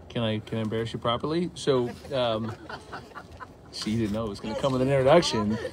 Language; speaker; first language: English; native; English